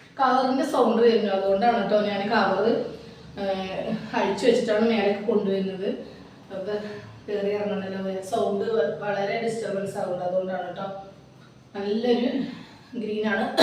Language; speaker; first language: Malayalam; native; Malayalam